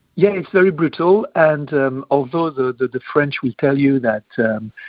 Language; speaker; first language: English; non-native, fluent; French